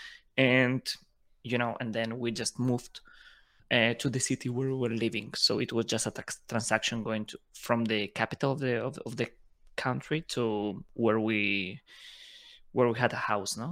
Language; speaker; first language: English; non-native, fluent; Spanish